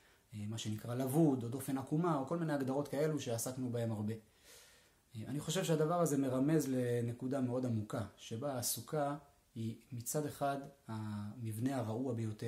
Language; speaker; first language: Hebrew; native; Hebrew